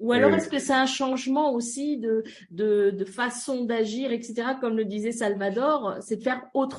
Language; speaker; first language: French; native; French